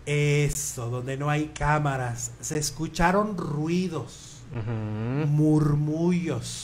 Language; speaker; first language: Spanish; native; Spanish